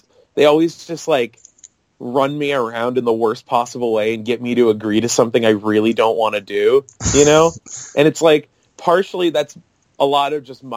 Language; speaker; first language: English; native; English